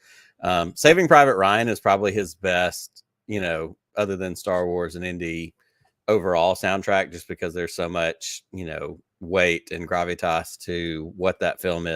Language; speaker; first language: English; native; English